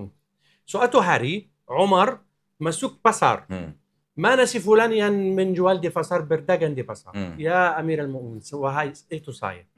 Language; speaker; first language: Indonesian; non-native, learner; Arabic